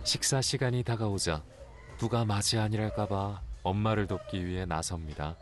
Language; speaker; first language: Korean; native; Korean